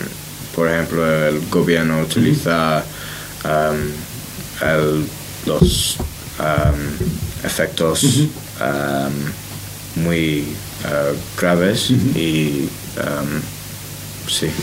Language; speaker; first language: Spanish; non-native, learner; English